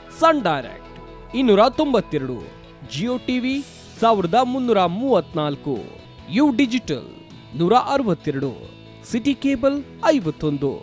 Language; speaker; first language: Kannada; native; Kannada